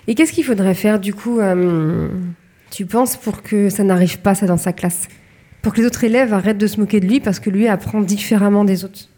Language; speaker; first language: French; native; French